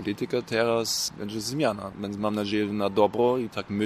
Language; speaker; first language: Polish; non-native, fluent; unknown